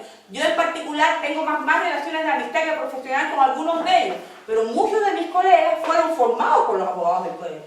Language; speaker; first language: Spanish; native; Spanish